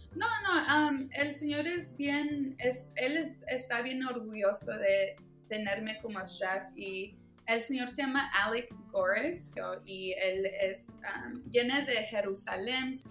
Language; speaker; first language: Spanish; early bilingual, heritage; Spanish